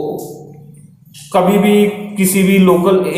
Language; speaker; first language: Hindi; native; Hindi